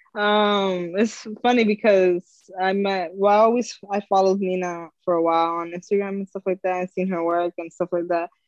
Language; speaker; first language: English; native; English